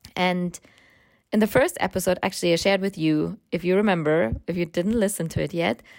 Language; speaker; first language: English; non-native, fluent; German